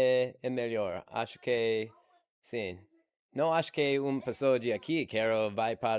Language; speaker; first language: Portuguese; non-native, learner; English